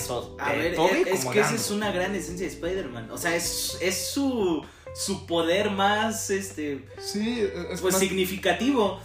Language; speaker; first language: Spanish; native; Spanish